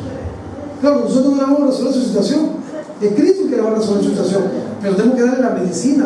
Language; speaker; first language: Spanish; native; Spanish